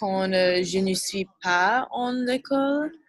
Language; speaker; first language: French; non-native, learner; English